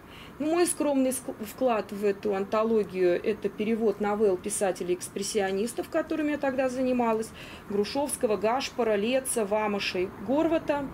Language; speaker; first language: Russian; native; Russian